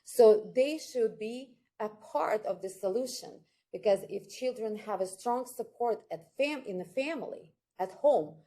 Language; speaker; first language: English; non-native, fluent; Ukrainian